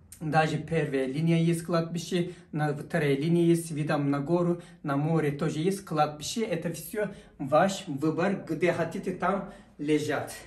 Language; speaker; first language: Russian; non-native, learner; Turkish